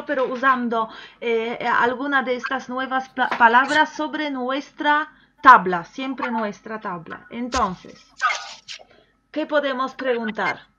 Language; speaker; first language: Spanish; non-native, fluent; Polish